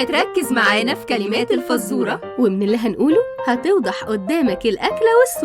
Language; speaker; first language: Arabic; native; Arabic